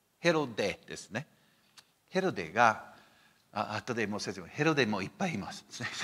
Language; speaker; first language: Japanese; non-native, fluent; English